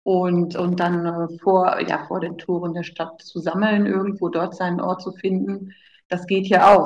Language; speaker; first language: German; native; German